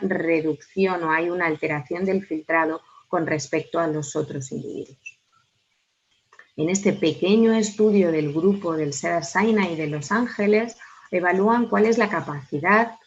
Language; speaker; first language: Spanish; native; Spanish